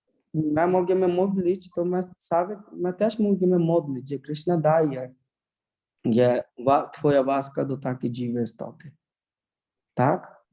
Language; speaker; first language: Polish; non-native, learner; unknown